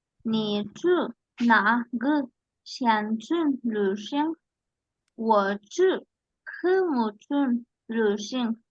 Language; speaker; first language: Chinese; non-native, learner; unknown